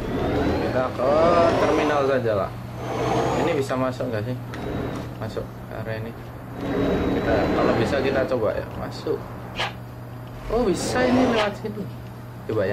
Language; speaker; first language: Indonesian; native; Indonesian